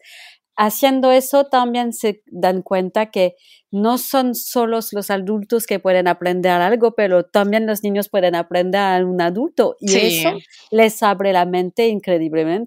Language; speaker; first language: Spanish; non-native, local second language; French